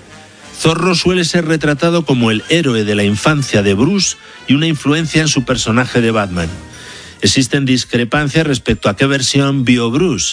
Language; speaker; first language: Spanish; native; Spanish